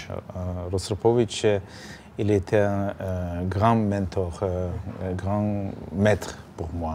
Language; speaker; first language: French; non-native, learner; Russian